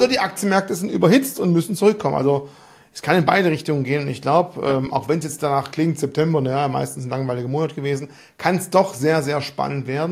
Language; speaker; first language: German; native; German